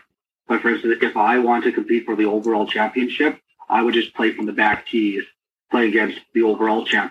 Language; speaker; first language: English; native; English